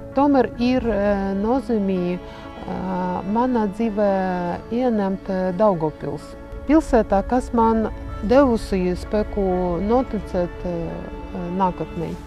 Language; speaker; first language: Latvian; non-native, learner; Ukrainian